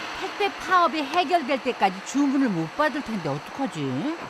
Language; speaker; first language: Korean; native; Korean